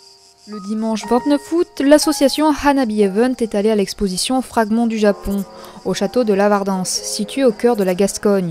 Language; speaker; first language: French; native; French